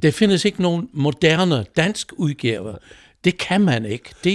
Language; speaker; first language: Danish; non-native, fluent; English